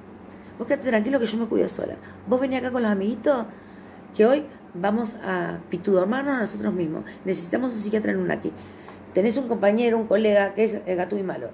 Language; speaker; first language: Spanish; native; Spanish